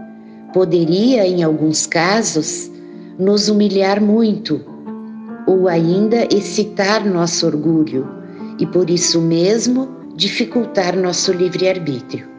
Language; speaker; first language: Portuguese; native; Portuguese